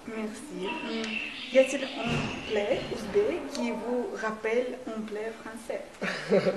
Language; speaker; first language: French; non-native, learner; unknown